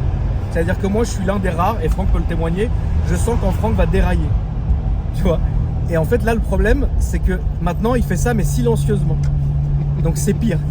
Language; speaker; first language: French; native; French